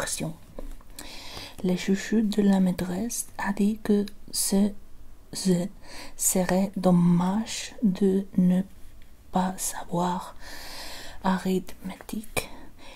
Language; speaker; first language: French; non-native, learner; Spanish